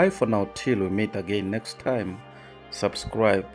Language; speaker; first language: English; non-native, local second language; Tsonga